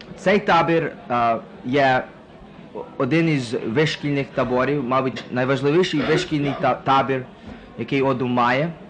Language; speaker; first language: Ukrainian; early bilingual, heritage; Ukrainian